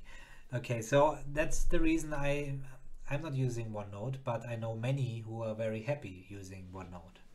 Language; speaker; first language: English; non-native, fluent; German